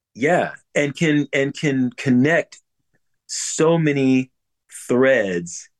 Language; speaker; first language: English; native; English